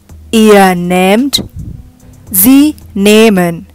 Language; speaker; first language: German; non-native, fluent; Indonesian